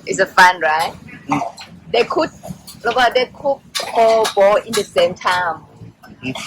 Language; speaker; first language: English; non-native, learner; Thai